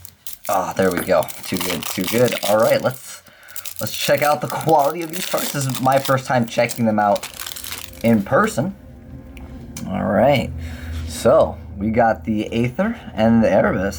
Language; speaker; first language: English; native; English